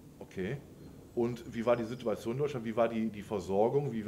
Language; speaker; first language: German; native; German